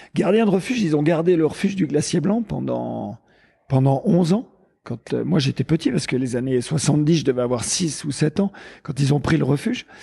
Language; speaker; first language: French; native; French